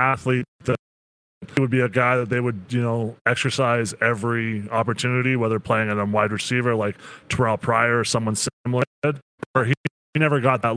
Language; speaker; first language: English; native; English